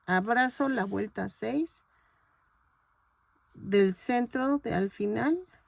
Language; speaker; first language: Spanish; native; Spanish